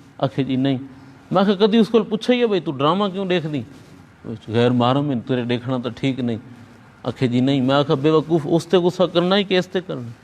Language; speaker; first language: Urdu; non-native, local second language; Punjabi